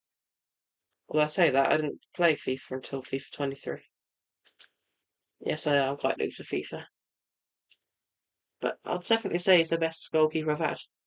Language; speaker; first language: English; native; English